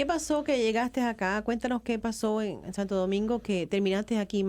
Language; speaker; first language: Spanish; native; Spanish